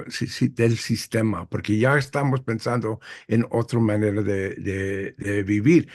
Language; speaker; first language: Spanish; early bilingual, heritage; English